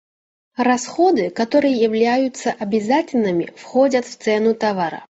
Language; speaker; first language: Russian; non-native, fluent; Chinese